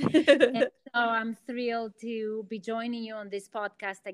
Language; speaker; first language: English; non-native, fluent; Greek